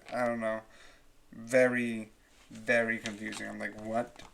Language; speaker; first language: English; native; English